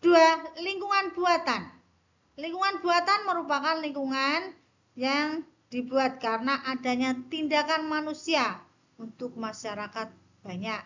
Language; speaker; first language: Indonesian; native; Indonesian